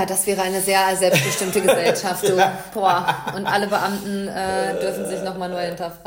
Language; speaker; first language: German; native; German